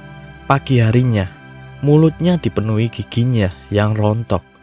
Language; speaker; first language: Indonesian; native; Indonesian